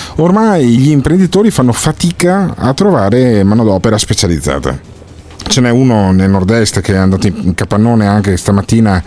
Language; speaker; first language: Italian; native; Italian